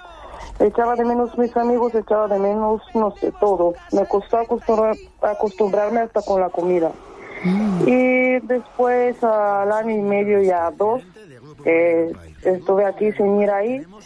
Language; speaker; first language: Spanish; non-native, fluent; Bulgarian